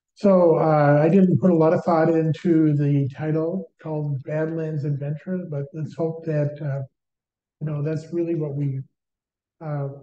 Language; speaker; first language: English; native; English